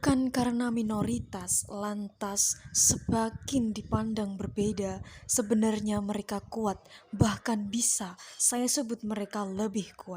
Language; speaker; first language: Indonesian; native; Indonesian